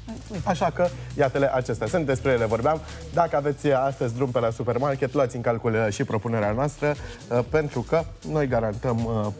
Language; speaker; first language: Romanian; native; Romanian